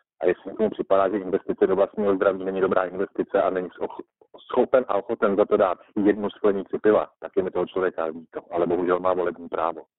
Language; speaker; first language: Czech; native; Czech